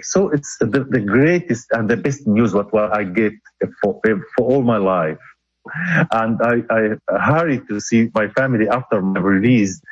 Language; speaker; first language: English; non-native, local second language; Arabic